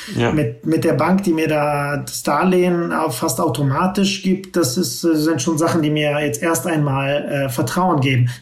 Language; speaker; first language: German; native; German